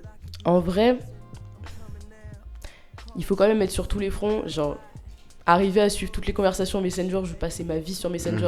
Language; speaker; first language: French; native; French